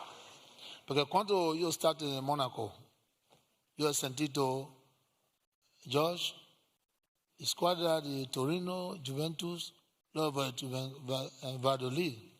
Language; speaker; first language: Italian; non-native, learner; English